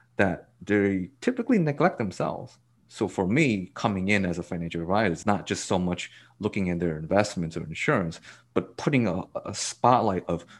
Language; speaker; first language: English; native; English